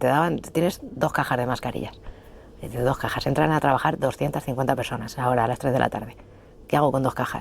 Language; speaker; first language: Spanish; native; Spanish